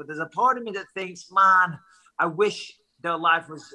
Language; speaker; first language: English; native; English